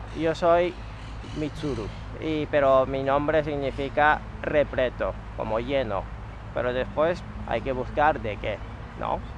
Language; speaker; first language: Spanish; non-native, fluent; Japanese